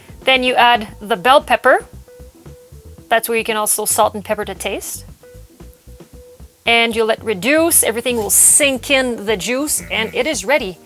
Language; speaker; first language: English; non-native, local second language; French